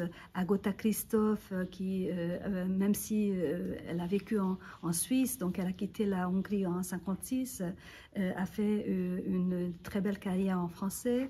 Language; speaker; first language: French; non-native, fluent; Hungarian